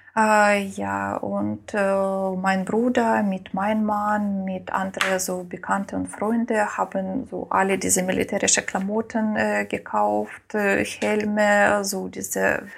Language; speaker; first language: German; non-native, learner; Ukrainian